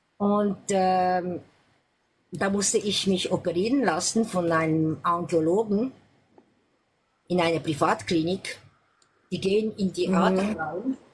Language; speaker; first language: German; native; German